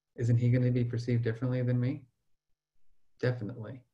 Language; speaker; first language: English; native; English